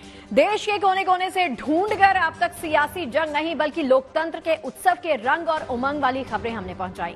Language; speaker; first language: Hindi; native; Hindi